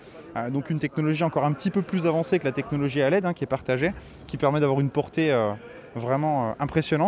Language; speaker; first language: French; native; French